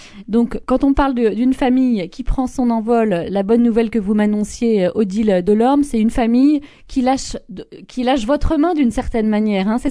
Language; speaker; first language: French; native; French